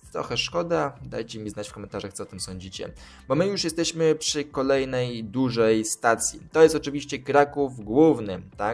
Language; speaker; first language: Polish; native; Polish